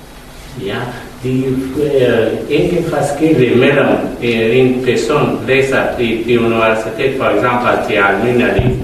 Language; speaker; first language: Danish; non-native, learner; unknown